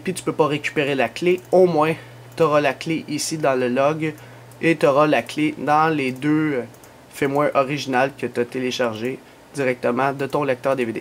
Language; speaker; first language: French; native; French